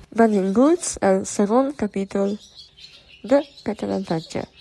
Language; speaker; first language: Catalan; non-native, fluent; Romanian